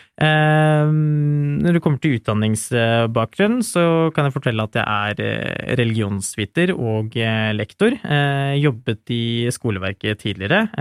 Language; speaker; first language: Norwegian; early bilingual, other home language; Urdu